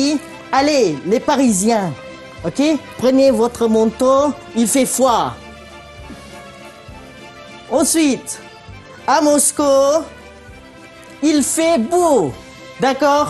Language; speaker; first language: French; non-native, fluent; Malay